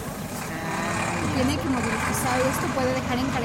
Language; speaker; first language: Spanish; native; Spanish